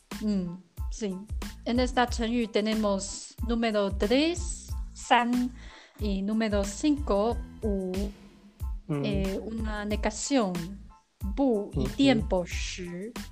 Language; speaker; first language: Spanish; non-native, learner; Chinese